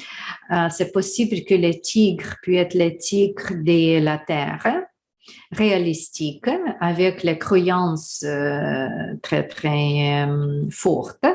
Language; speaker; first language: French; non-native, learner; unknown